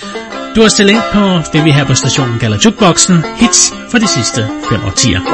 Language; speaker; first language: Danish; native; Danish